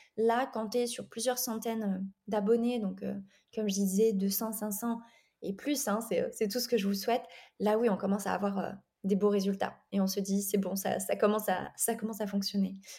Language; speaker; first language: French; native; French